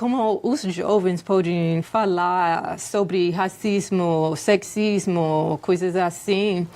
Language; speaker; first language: Portuguese; non-native, fluent; English